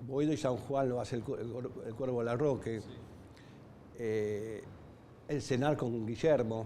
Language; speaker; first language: Spanish; native; Spanish